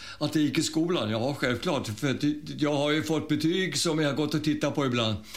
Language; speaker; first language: Swedish; early bilingual, other home language; German